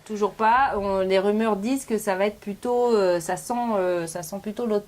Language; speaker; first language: French; native; French